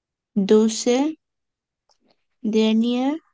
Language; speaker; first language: French; non-native, learner; Bangla